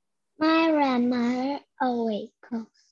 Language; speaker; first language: English; non-native, learner; Vietnamese